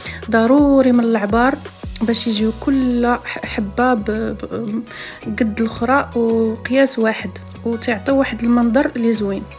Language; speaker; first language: Arabic; native; Arabic